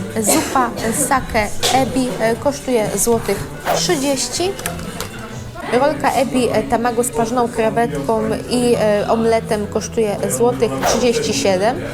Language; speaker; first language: Polish; native; Polish